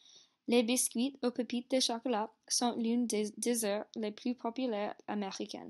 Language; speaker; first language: French; non-native, learner; English